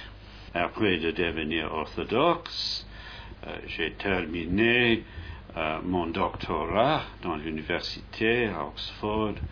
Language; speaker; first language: French; non-native, fluent; English